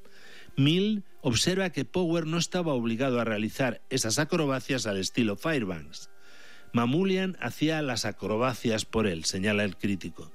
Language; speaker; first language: Spanish; native; Spanish